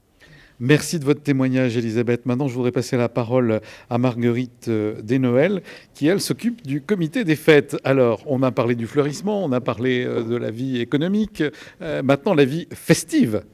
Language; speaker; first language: French; native; French